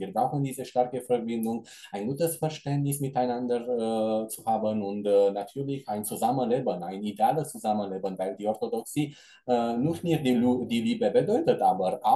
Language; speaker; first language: German; non-native, fluent; Romanian